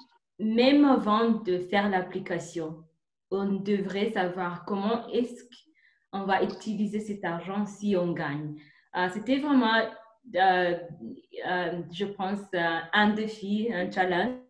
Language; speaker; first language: French; non-native, fluent; Kinyarwanda